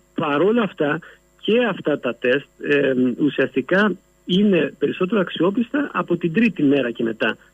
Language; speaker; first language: Greek; native; Greek